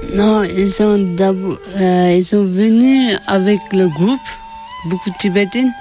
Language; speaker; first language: French; non-native, learner; Tibetan